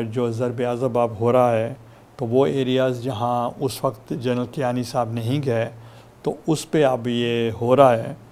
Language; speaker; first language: Urdu; non-native, local second language; Saraiki